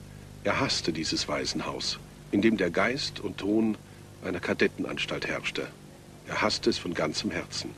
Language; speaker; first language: German; native; German